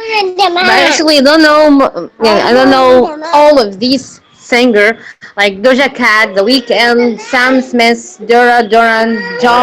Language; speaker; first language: English; non-native, learner; Arabic